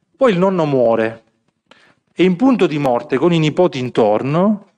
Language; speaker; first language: Italian; native; Italian